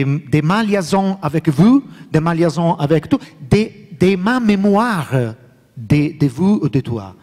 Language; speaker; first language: French; non-native, learner; Italian